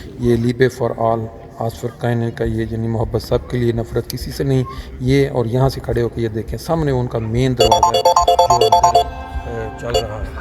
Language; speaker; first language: Urdu; non-native, local second language; Punjabi